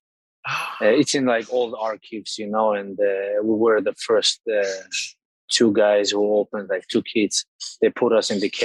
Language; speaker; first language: English; non-native, fluent; Russian